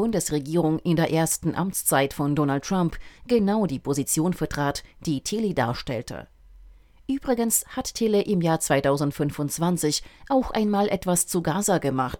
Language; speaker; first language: German; native; German